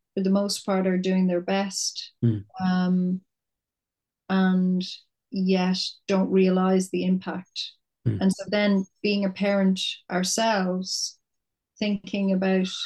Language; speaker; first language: English; native; English